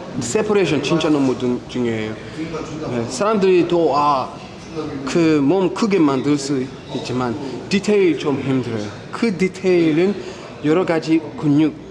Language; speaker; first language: Korean; non-native, fluent; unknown